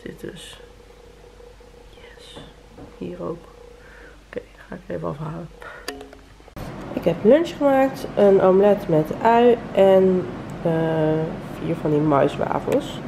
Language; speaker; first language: Dutch; native; Dutch